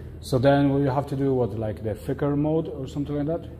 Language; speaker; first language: English; non-native, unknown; Polish